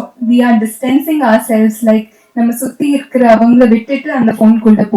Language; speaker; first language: Tamil; non-native, learner; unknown